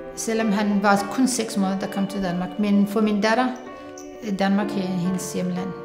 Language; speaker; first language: Danish; non-native, fluent; Arabic